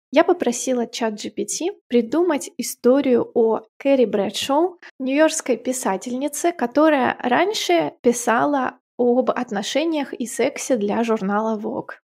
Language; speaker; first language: Russian; native; Russian